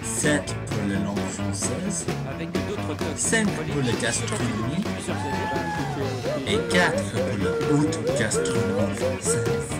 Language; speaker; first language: French; non-native, learner; English